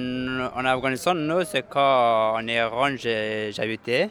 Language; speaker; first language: French; non-native, learner; Persian